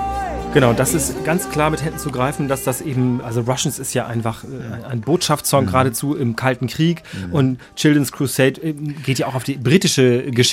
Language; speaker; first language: German; native; German